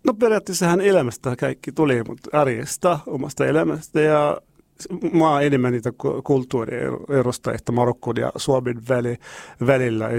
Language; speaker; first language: Finnish; non-native, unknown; Arabic